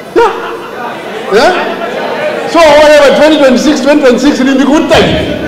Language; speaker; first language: English; non-native, local second language; Bemba